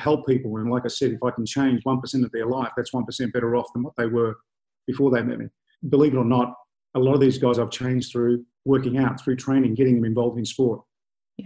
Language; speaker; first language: English; native; English